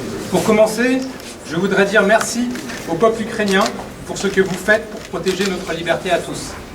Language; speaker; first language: French; native; French